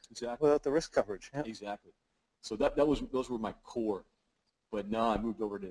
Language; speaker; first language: English; native; English